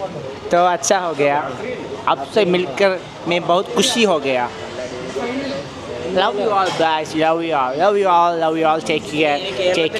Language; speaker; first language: Hindi; non-native, local second language; Malayalam